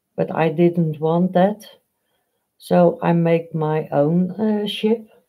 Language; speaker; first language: English; non-native, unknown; Dutch